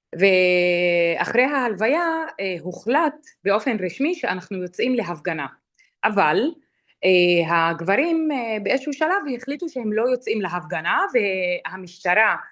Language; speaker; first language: Hebrew; non-native, local second language; Arabic